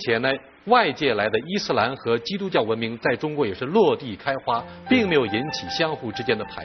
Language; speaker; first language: Chinese; native; Chinese